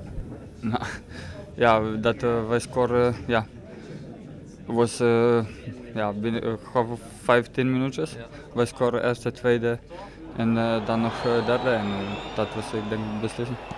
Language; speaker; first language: Dutch; non-native, learner; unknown